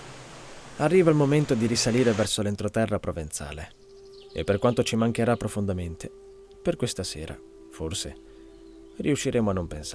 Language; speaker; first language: Italian; native; Italian